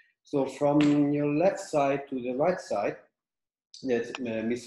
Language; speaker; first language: English; non-native, fluent; Italian